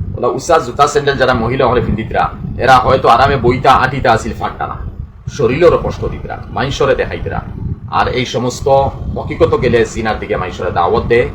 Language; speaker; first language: Bangla; native; Bangla